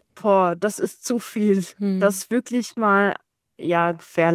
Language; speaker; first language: German; non-native, learner; Arabic